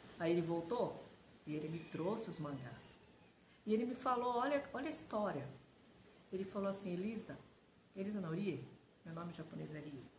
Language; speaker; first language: Portuguese; early bilingual, other home language; Japanese